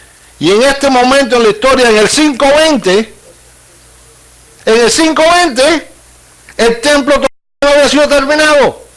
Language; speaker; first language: Spanish; native; Spanish